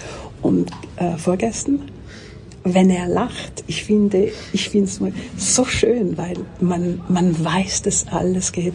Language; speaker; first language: German; non-native, local second language; French